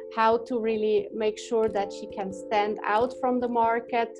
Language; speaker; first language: English; non-native, fluent; German